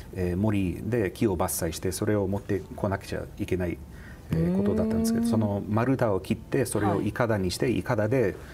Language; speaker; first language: Japanese; non-native, fluent; English